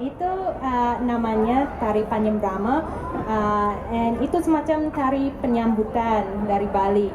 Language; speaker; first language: Indonesian; non-native, fluent; English